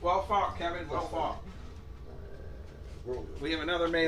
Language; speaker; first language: English; native; English